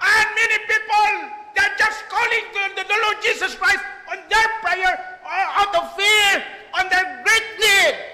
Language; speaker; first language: English; non-native, local second language; Filipino